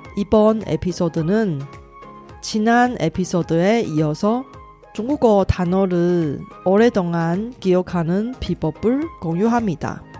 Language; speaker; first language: Korean; non-native, fluent; Chinese